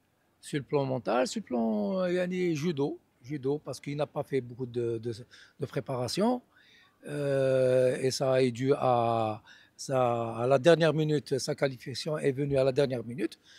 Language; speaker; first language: French; non-native, local second language; Arabic